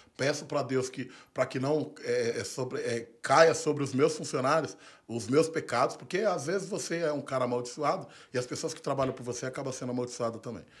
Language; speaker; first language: Portuguese; native; Portuguese